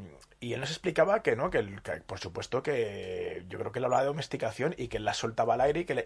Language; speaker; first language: Spanish; native; Spanish